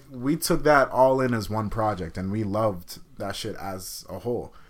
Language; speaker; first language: English; native; English